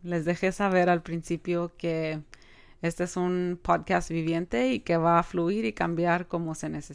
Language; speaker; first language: Spanish; early bilingual, heritage; Spanish